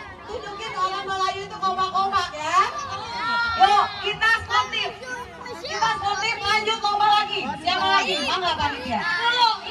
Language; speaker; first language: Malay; non-native, local second language; Sundanese